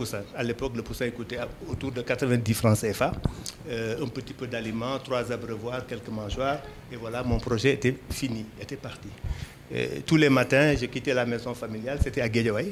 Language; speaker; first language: French; non-native, local second language; Wolof